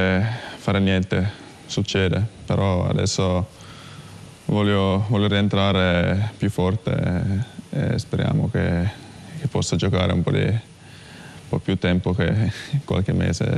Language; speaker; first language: Italian; non-native, fluent; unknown